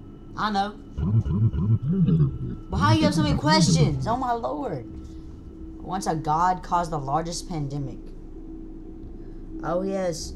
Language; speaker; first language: English; native; English